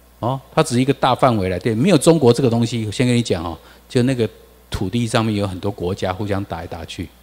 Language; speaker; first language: Chinese; non-native, local second language; Min Nan Chinese